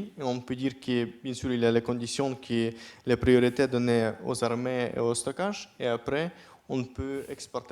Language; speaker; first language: French; non-native, fluent; Ukrainian